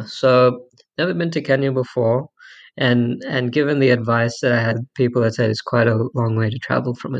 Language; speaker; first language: English; native; English